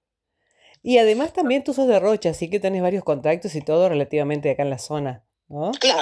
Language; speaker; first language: Spanish; native; Spanish